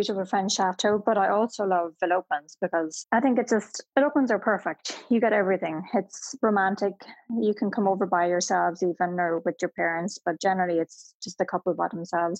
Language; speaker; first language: English; native; English